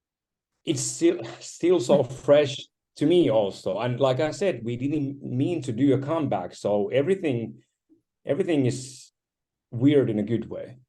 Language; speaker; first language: English; non-native, fluent; Finnish